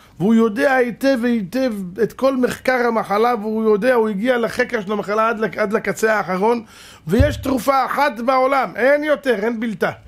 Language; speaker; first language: Hebrew; native; Hebrew